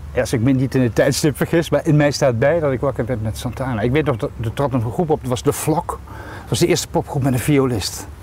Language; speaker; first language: Dutch; native; Dutch